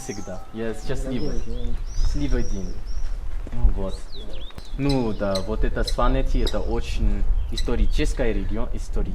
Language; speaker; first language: Russian; non-native, learner; English